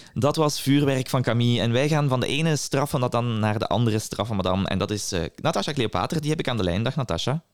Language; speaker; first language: Dutch; native; Dutch